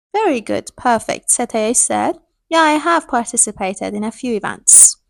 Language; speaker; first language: English; non-native, fluent; Persian